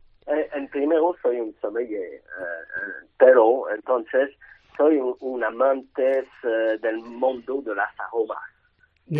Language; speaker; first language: Spanish; non-native, learner; French